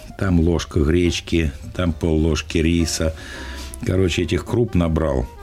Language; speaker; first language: Russian; native; Russian